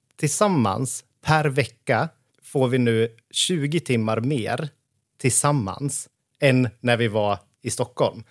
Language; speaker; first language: Swedish; native; Swedish